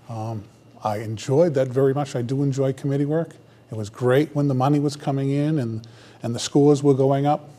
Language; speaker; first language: English; native; English